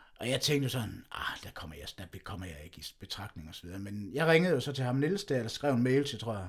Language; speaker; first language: Danish; native; Danish